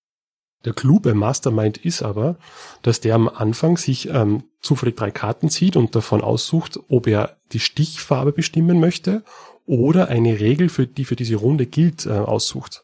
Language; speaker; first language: German; native; German